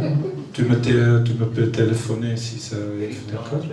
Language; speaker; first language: French; non-native, learner; Dutch